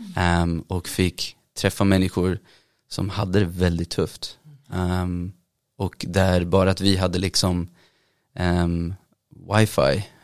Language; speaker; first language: Swedish; native; Swedish